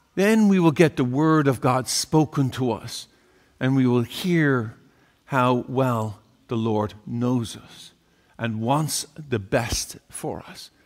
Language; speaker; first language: English; native; English